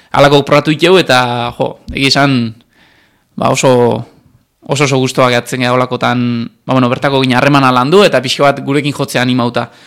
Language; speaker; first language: Basque; native; Basque